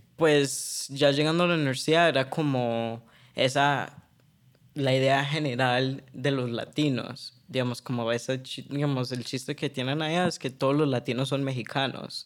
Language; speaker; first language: Spanish; early bilingual, heritage; Spanish